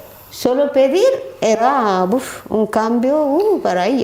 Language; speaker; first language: Spanish; non-native, learner; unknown